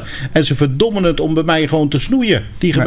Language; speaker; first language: Dutch; native; Dutch